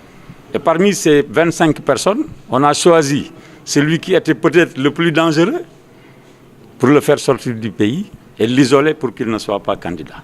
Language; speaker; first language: French; non-native, local second language; Wolof